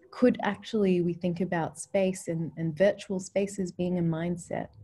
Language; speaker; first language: English; native; English